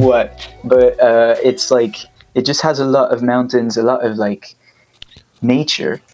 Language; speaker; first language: English; non-native, fluent; French